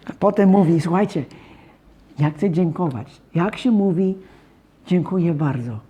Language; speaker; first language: Polish; non-native, fluent; English